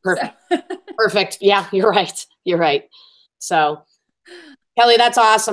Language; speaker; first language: English; native; English